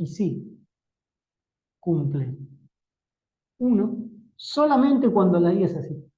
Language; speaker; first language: Spanish; native; Spanish